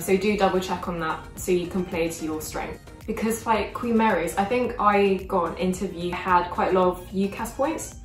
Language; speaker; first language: English; early bilingual, other home language; Korean